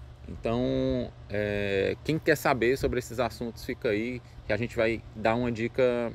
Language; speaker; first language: Portuguese; native; Portuguese